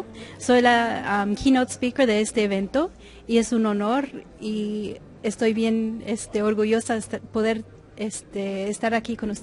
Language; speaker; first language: Spanish; early bilingual, heritage; English